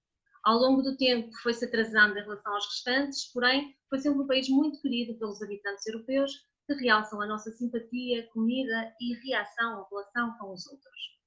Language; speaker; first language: Portuguese; native; Portuguese